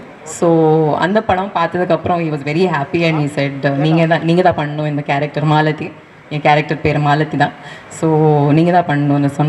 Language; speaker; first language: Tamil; non-native, learner; Kannada